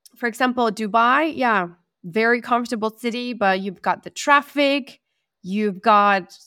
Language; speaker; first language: English; non-native, fluent; Spanish